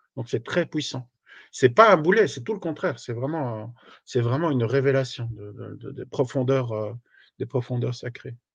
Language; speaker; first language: French; native; French